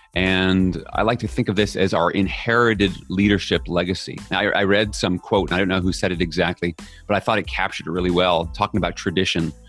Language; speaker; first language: English; native; English